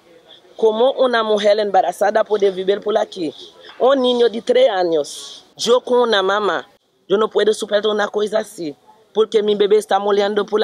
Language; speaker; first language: Spanish; non-native, learner; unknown